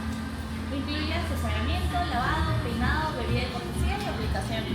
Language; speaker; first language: Spanish; native; Spanish